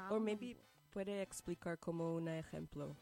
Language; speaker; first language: Spanish; non-native, learner; English